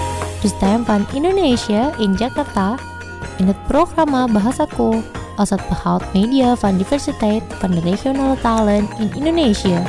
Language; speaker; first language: Dutch; non-native, fluent; Indonesian